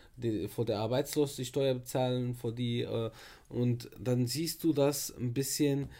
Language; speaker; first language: German; non-native, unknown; Arabic